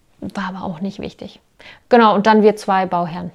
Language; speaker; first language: German; native; German